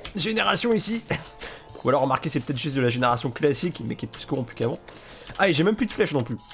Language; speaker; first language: French; native; French